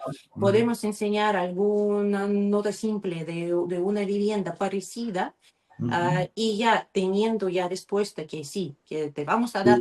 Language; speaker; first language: Spanish; non-native, learner; Russian